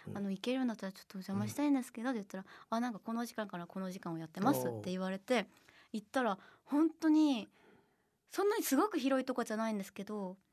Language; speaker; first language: Japanese; non-native, fluent; Korean